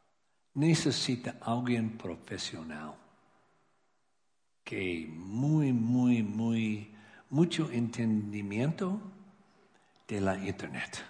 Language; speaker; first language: Spanish; non-native, learner; English